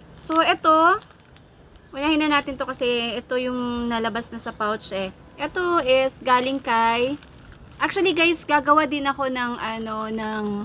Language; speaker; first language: Filipino; non-native, local second language; Cebuano